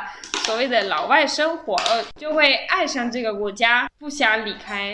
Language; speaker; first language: Chinese; non-native, fluent; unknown